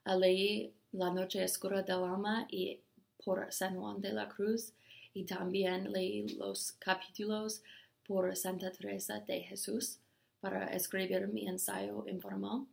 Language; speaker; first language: Spanish; non-native, learner; English